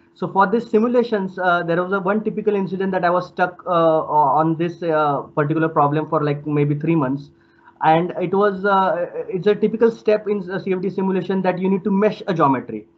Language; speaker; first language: English; non-native, local second language; Marathi